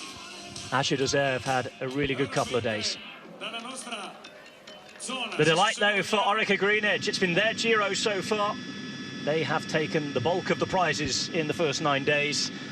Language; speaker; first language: English; native; English